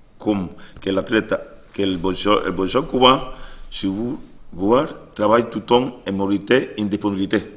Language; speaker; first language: French; non-native, learner; Spanish